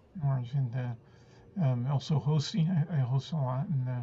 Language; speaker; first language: English; early bilingual, other home language; Spanish